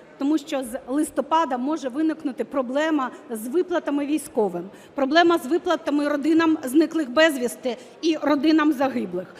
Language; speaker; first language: Ukrainian; native; Ukrainian